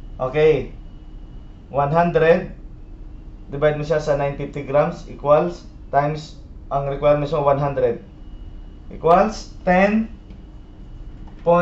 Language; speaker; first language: Filipino; non-native, local second language; Cebuano